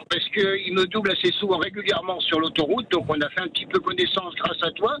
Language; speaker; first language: French; native; French